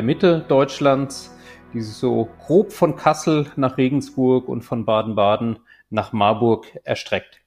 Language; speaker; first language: German; native; German